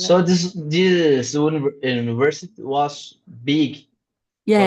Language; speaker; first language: English; non-native, learner; Portuguese